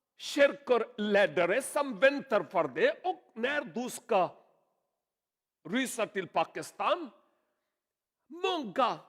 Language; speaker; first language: Swedish; non-native, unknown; Urdu